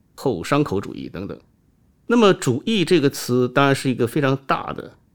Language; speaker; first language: Chinese; non-native, local second language; Wu Chinese